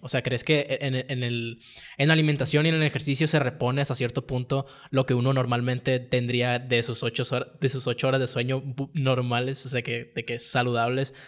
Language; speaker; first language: Spanish; native; Spanish